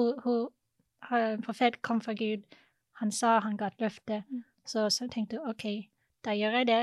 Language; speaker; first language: Norwegian; non-native, fluent; English